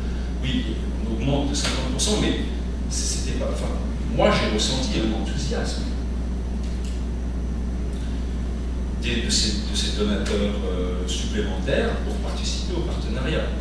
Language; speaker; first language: French; native; French